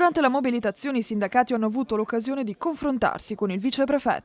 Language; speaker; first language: Italian; native; Italian